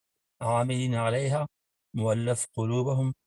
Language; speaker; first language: Arabic; non-native, learner; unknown